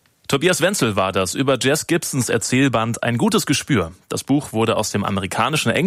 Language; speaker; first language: German; native; German